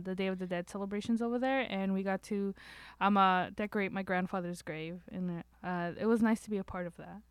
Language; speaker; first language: English; native; English